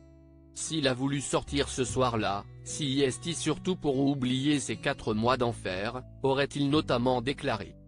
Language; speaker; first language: French; native; French